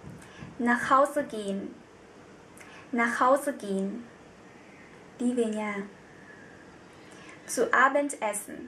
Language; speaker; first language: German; non-native, fluent; Vietnamese